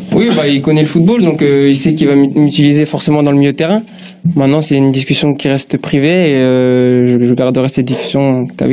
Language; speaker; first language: French; native; French